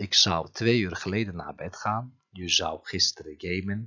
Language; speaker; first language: Dutch; non-native, fluent; Turkish